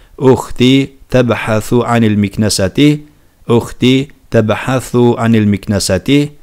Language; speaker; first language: Arabic; non-native, fluent; Turkish